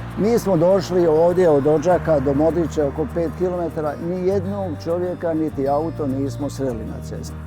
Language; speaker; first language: Bosnian; native; Bosnian